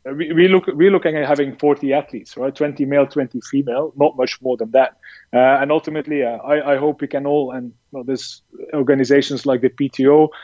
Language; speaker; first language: English; non-native, fluent; Dutch